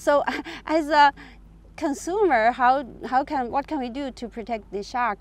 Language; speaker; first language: English; non-native, fluent; Chinese